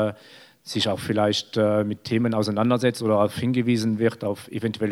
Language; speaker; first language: German; native; German